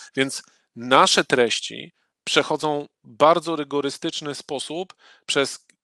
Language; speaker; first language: Polish; native; Polish